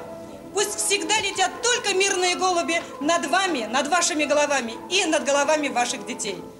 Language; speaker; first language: Russian; native; Russian